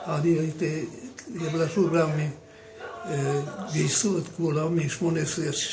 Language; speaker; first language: Hebrew; non-native, fluent; Romanian